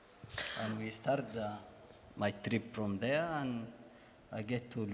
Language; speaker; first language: English; non-native, learner; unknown